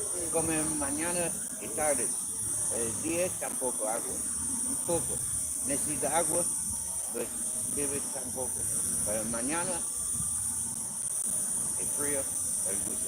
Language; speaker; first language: Spanish; non-native, learner; English